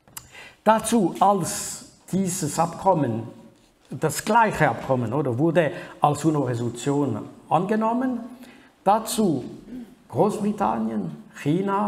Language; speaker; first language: German; non-native, fluent; French